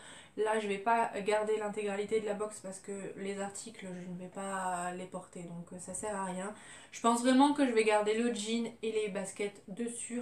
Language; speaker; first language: French; native; French